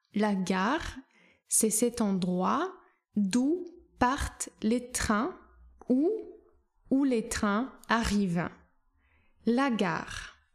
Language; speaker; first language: French; non-native, fluent; Polish